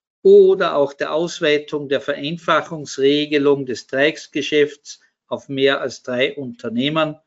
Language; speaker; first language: German; native; German